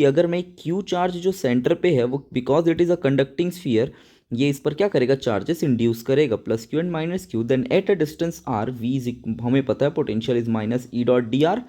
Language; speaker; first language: Hindi; native; Hindi